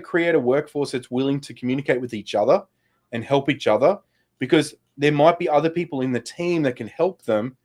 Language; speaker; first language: English; native; English